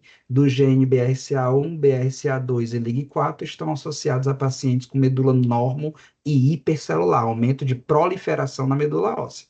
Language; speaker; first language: Portuguese; native; Portuguese